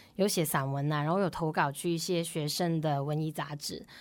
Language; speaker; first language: Chinese; non-native, local second language; Cantonese